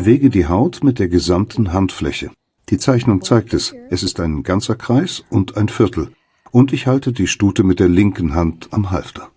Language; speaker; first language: German; native; German